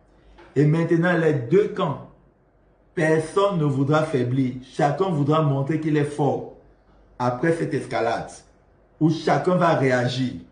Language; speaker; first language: French; non-native, local second language; Malagasy